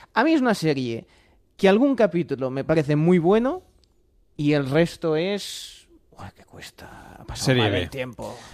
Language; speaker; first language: Spanish; non-native, fluent; English